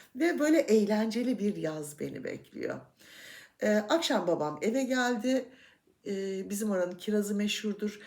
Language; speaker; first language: Turkish; native; Turkish